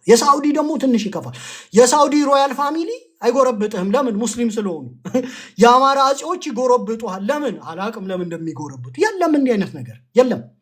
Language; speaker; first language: Amharic; native; Amharic